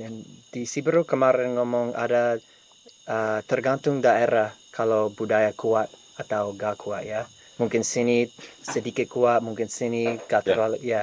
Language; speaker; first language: Indonesian; non-native, learner; English